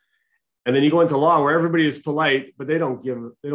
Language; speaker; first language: English; native; English